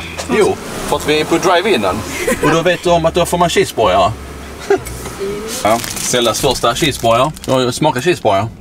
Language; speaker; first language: Swedish; native; Swedish